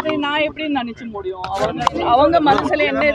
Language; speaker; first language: Tamil; non-native, local second language; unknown